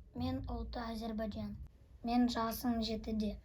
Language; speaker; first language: Kazakh; non-native, local second language; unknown